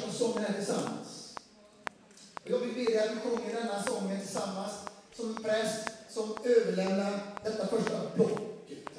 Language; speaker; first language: Swedish; non-native, fluent; Portuguese